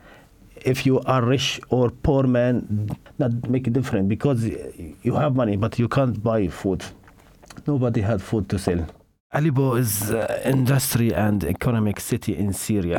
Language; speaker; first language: English; non-native, learner; Arabic